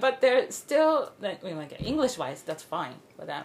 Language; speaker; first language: English; non-native, fluent; Japanese